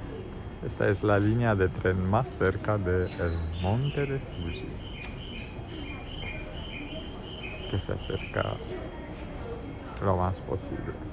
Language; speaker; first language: Spanish; non-native, fluent; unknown